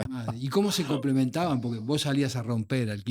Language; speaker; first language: Spanish; native; Spanish